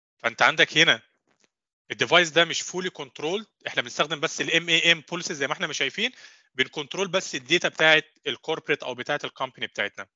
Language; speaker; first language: Arabic; native; Arabic